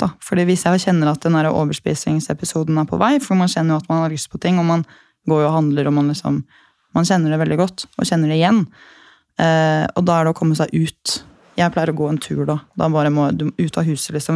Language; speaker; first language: Norwegian; native; Norwegian